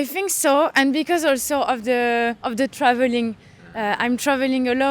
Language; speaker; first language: English; non-native, fluent; French